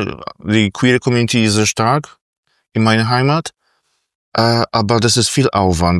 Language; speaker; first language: German; non-native, fluent; Polish